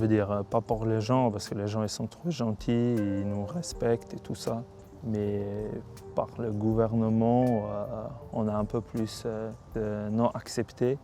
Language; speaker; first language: French; non-native, fluent; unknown